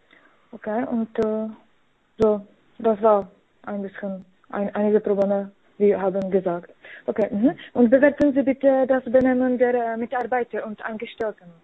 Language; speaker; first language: German; non-native, learner; Czech